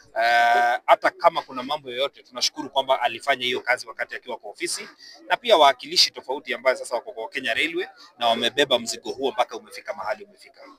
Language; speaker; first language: Swahili; non-native, local second language; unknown